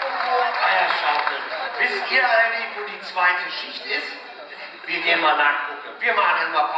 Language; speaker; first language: German; native; German